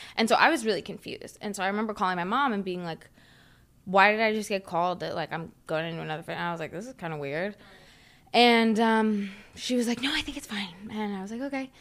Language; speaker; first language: English; native; English